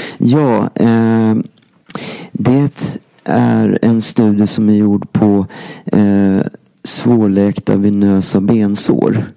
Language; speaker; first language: Swedish; native; Swedish